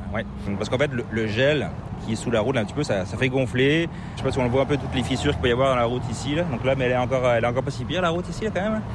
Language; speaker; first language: French; native; French